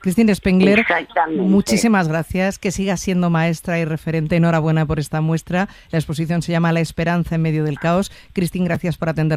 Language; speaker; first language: Spanish; native; Spanish